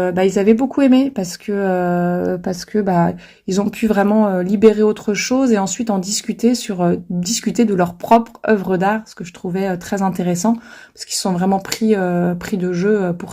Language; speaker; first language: French; native; French